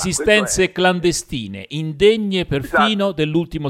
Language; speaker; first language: Italian; native; Italian